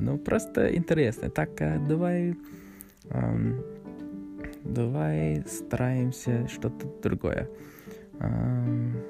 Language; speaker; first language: Russian; non-native, learner; English